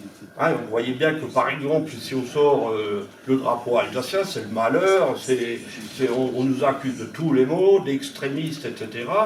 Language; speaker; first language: French; non-native, local second language; Swiss German